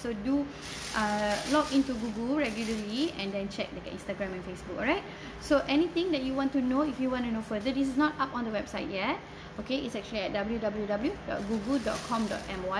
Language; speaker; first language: English; non-native, local second language; Malay